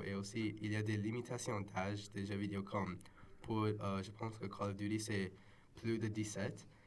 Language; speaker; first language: French; non-native, local second language; English